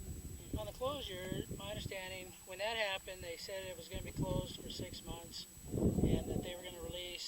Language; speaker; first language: English; native; English